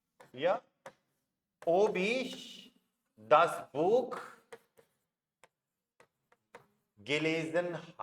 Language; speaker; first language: German; non-native, fluent; Hindi